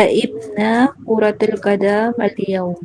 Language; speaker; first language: Arabic; non-native, learner; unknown